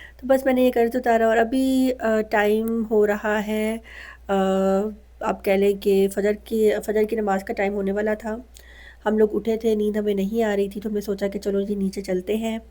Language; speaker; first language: Urdu; native; Urdu